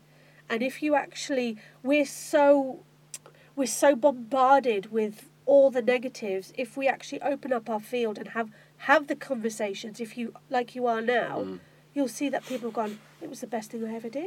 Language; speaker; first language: English; native; English